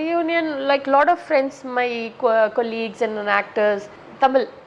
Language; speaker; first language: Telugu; non-native, local second language; Tamil